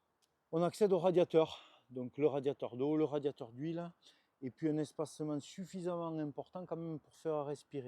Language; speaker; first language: French; native; French